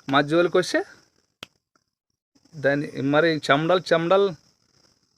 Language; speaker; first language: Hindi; non-native, local second language; Telugu